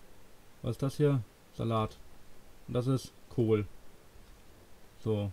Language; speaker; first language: German; native; German